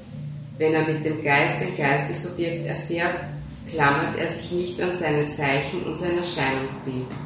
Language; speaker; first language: German; native; German